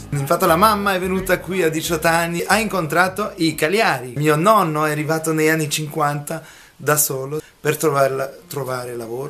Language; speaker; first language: Italian; early bilingual, heritage; Italian